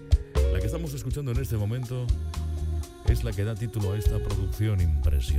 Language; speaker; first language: Spanish; native; Spanish